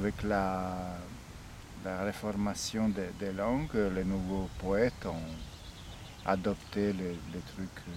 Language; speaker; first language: French; non-native, fluent; Serbian